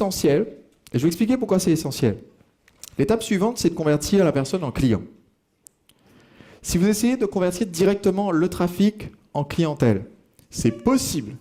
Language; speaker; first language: French; native; French